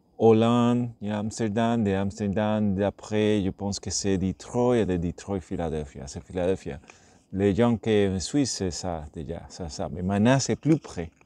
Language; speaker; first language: French; non-native, learner; Spanish